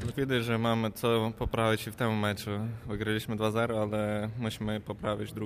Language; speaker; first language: Polish; non-native, fluent; Ukrainian